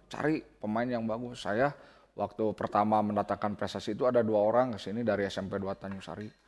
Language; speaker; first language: Indonesian; non-native, local second language; Sundanese